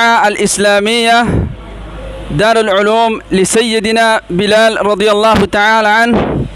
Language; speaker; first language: Arabic; non-native, learner; Rohingya